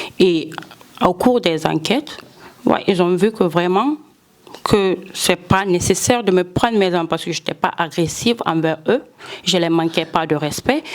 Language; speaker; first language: French; non-native, local second language; Fula